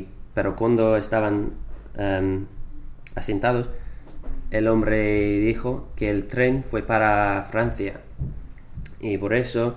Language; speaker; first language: Spanish; non-native, fluent; English